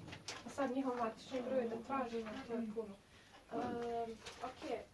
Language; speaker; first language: Bosnian; native; Bosnian